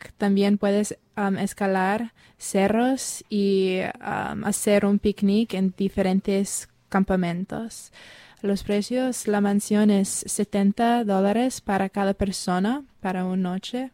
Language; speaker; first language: Spanish; non-native, learner; English